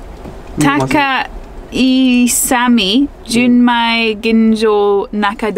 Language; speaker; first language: Japanese; non-native, learner; English